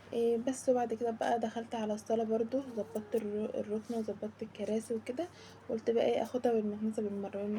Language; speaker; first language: Arabic; native; Arabic